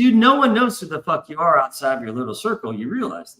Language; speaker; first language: English; native; English